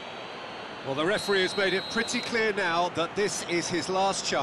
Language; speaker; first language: English; native; English